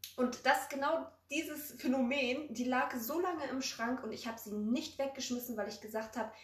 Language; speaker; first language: German; early bilingual, other home language; Polish